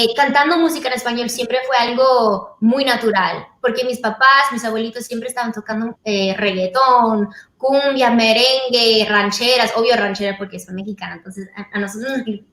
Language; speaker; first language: Spanish; early bilingual, heritage; Spanish